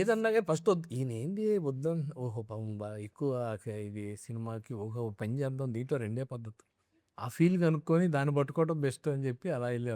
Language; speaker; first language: Telugu; native; Telugu